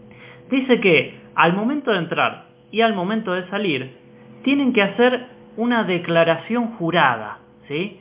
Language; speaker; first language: Spanish; native; Spanish